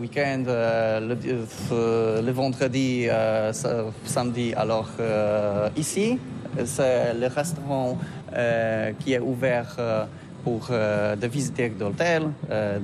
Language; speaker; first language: French; non-native, fluent; Polish